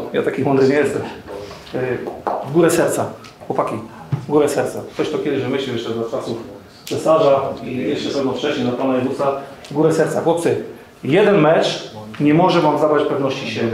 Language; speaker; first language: Polish; native; Polish